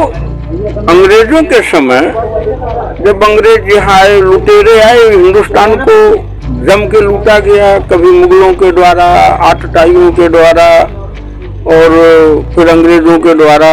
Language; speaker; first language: Hindi; native; Hindi